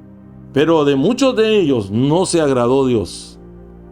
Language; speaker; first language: Spanish; native; Spanish